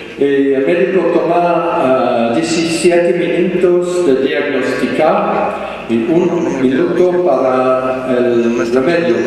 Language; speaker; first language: Spanish; non-native, fluent; English